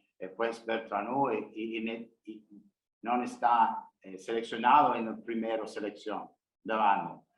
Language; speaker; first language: Spanish; non-native, learner; English